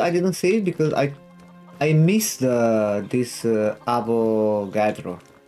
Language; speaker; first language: English; non-native, fluent; Romanian